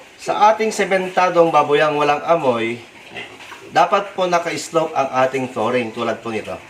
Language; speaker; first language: Filipino; non-native, local second language; Iloko